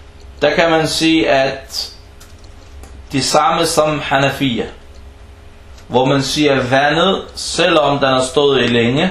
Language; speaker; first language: Danish; early bilingual, other home language; Arabic